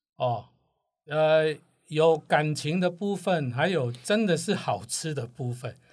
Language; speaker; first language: Chinese; non-native, local second language; Cantonese